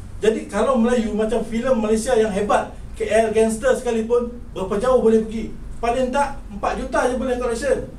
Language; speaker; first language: Malay; native; Malay